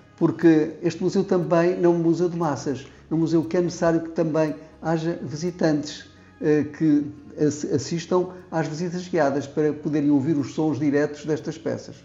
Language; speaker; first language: Portuguese; native; Portuguese